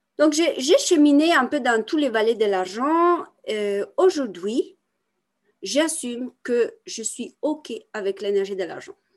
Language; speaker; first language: French; non-native, fluent; Italian